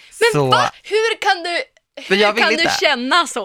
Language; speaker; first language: Swedish; native; Swedish